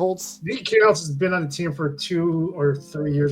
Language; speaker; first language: English; native; English